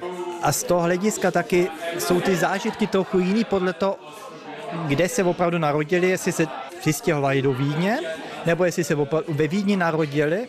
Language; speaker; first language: Czech; early bilingual, heritage; Czech